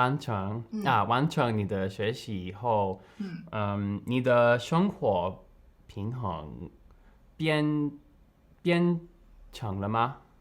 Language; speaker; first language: Chinese; non-native, learner; English